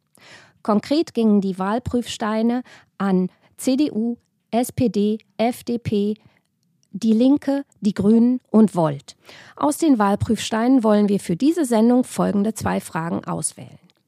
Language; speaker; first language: German; native; German